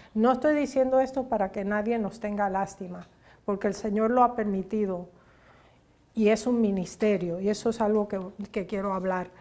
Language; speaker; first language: Spanish; early bilingual, heritage; Spanish